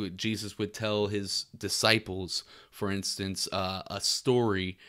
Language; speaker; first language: English; native; English